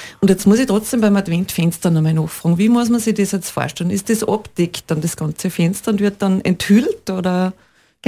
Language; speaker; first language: German; native; German